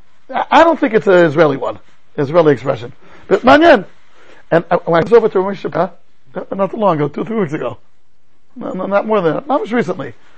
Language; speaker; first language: English; native; English